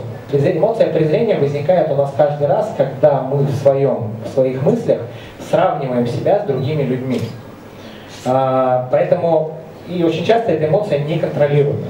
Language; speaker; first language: Russian; native; Russian